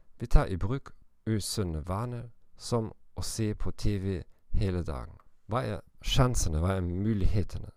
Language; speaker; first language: Norwegian; non-native, learner; German